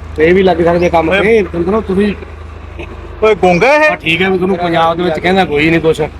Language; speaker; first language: Punjabi; non-native, local second language; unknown